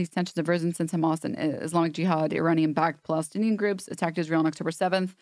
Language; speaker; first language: English; native; English